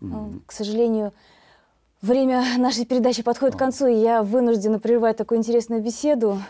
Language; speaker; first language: Russian; native; Russian